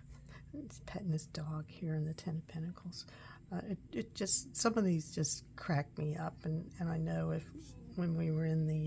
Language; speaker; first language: English; native; English